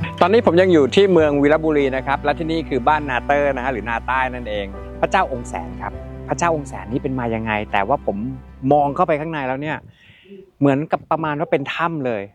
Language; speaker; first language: Thai; native; Thai